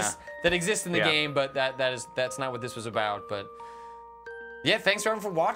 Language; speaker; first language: English; native; English